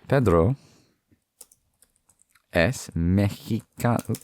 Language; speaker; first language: Spanish; non-native, learner; English